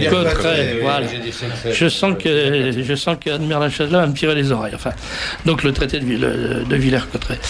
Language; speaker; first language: French; native; French